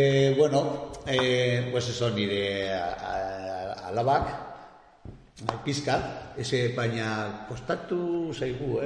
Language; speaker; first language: Basque; non-native, local second language; Spanish